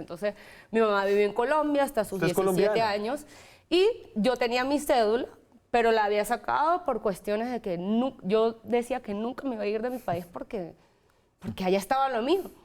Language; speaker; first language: Spanish; native; Spanish